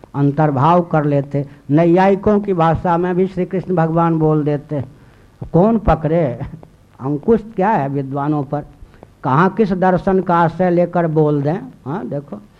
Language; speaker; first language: Hindi; native; Hindi